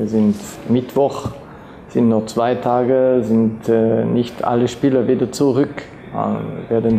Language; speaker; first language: German; non-native, fluent; French